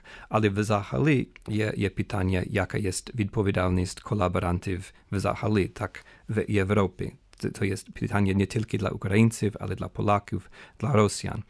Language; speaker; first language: Ukrainian; non-native, fluent; English